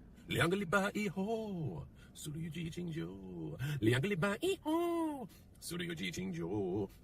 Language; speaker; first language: Chinese; non-native, learner; English